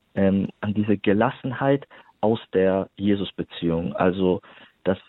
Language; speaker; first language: German; native; German